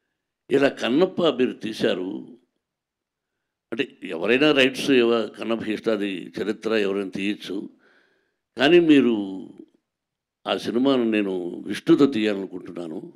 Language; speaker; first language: Telugu; native; Telugu